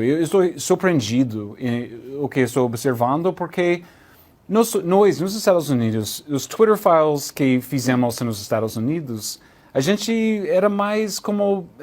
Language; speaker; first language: Portuguese; non-native, learner; English